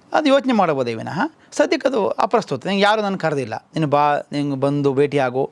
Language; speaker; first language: Kannada; native; Kannada